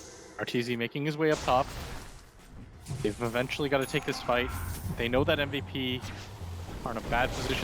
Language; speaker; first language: English; native; English